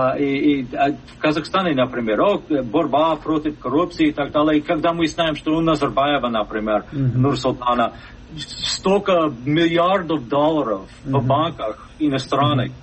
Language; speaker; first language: Russian; non-native, fluent; English